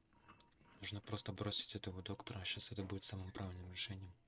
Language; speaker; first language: Russian; native; Russian